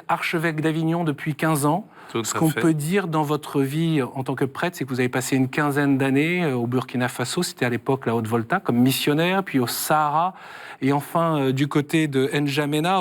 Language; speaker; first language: French; native; French